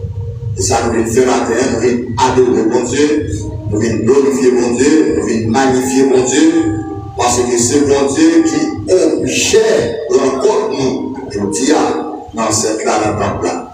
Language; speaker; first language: French; non-native, local second language; Haitian Creole